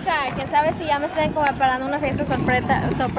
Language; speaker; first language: Spanish; native; Spanish